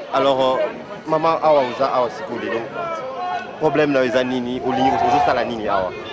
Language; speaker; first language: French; non-native, local second language; Lingala